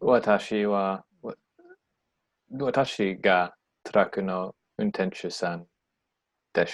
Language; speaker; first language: Japanese; non-native, learner; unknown